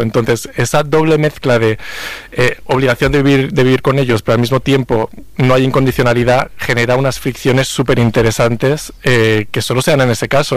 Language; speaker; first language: Spanish; native; Spanish